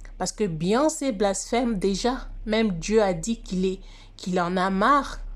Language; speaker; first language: French; non-native, local second language; Lingala